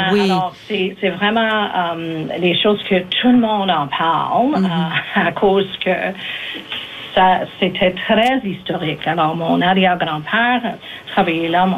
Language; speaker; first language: French; native; French